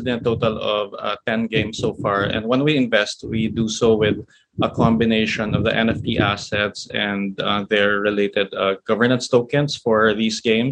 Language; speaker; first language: English; non-native, local second language; Filipino